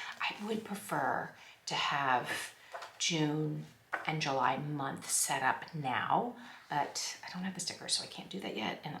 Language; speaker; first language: English; native; English